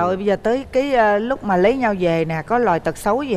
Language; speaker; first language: Vietnamese; native; Vietnamese